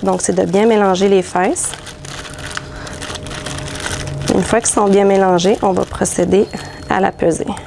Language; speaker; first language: French; native; French